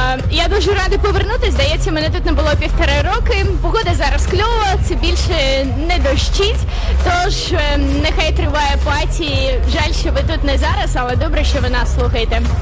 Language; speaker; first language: Ukrainian; native; Ukrainian